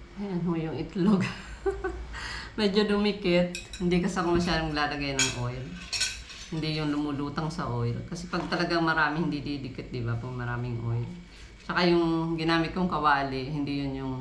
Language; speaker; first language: Filipino; non-native, local second language; Bikol